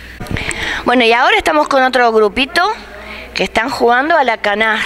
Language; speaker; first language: Spanish; native; Spanish